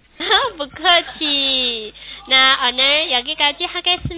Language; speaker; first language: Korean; non-native, learner; Chinese